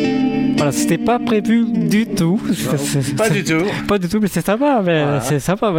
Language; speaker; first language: French; native; French